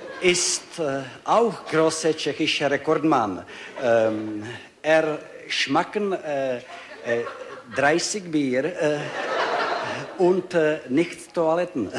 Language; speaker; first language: German; non-native, learner; Czech